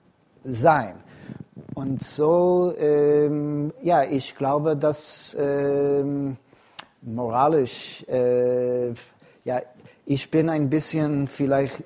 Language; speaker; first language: German; non-native, fluent; English